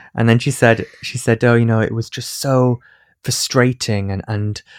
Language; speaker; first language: English; native; English